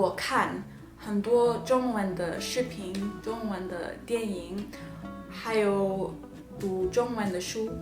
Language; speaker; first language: Chinese; non-native, learner; English